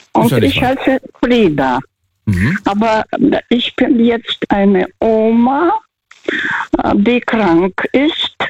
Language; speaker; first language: German; non-native, fluent; Russian